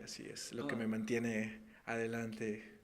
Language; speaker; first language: Spanish; native; Spanish